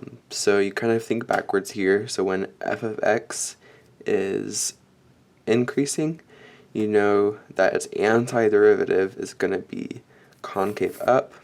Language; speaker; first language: English; native; English